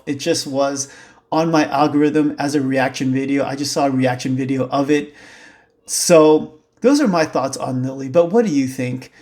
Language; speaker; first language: English; native; English